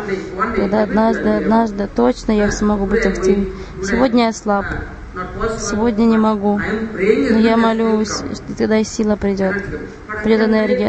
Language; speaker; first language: Russian; non-native, fluent; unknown